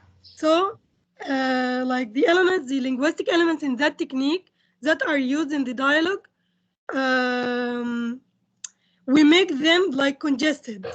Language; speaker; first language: English; non-native, fluent; Indonesian